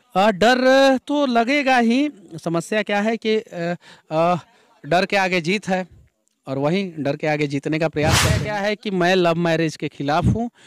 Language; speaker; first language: Hindi; native; Hindi